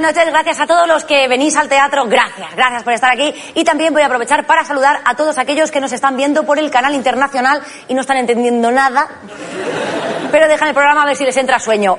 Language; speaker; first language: Spanish; native; Spanish